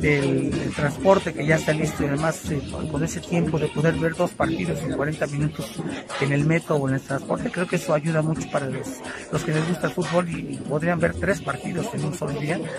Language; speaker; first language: Spanish; native; Spanish